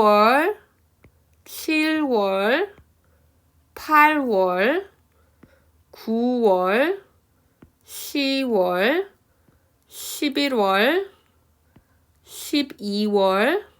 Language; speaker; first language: Korean; early bilingual, heritage; Korean